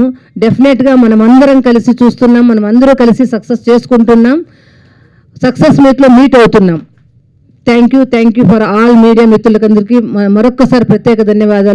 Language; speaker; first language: Telugu; native; Telugu